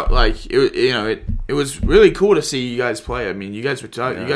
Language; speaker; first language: English; native; English